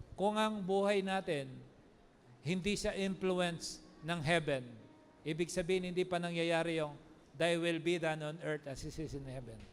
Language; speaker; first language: Filipino; non-native, local second language; Pampanga